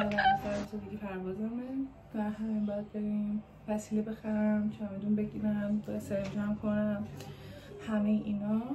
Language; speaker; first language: Persian; native; Persian